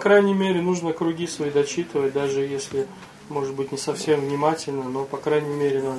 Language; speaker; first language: Russian; native; Russian